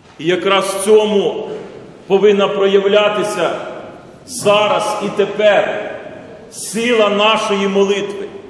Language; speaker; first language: Ukrainian; native; Ukrainian